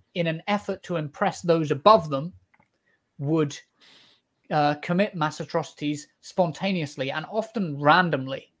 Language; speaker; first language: English; native; English